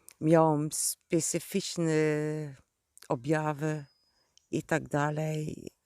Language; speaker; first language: Polish; non-native, learner; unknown